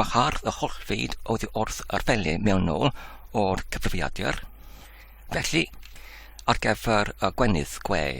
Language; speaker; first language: Welsh; non-native, learner; English